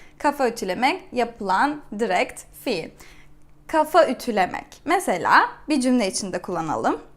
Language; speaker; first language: Turkish; native; Turkish